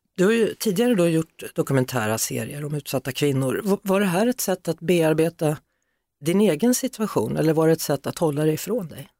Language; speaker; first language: Swedish; native; Swedish